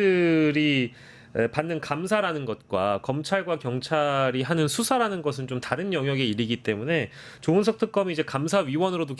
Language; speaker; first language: Korean; native; Korean